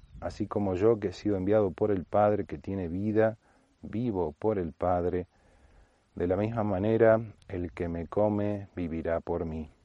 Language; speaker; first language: Spanish; native; Spanish